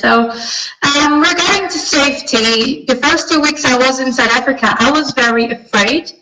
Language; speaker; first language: English; non-native, fluent; Dutch